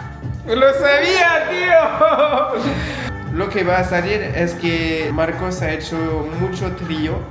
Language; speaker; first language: Spanish; non-native, learner; French